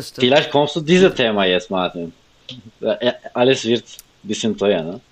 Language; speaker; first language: German; non-native, fluent; Turkish